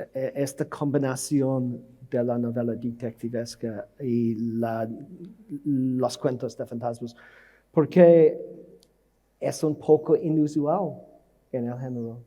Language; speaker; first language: Spanish; non-native, learner; English